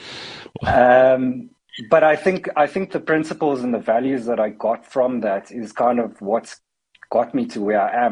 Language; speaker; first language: English; native; English